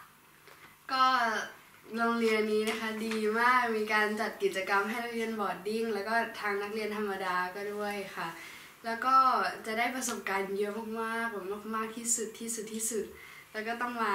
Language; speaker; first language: Thai; native; Thai